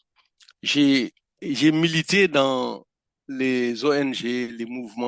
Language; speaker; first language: French; non-native, local second language; Fula